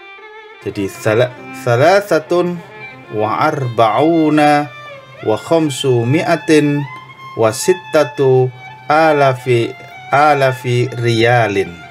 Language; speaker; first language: Arabic; non-native, fluent; Indonesian